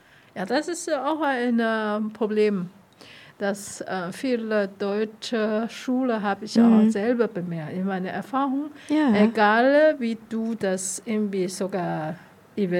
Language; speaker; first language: German; non-native, learner; Vietnamese